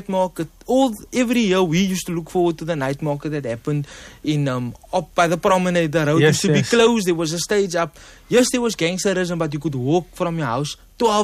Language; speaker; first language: English; native; English